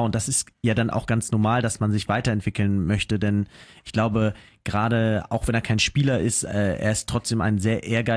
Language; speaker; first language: German; native; German